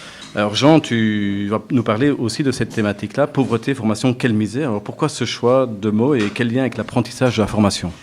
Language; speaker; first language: French; native; French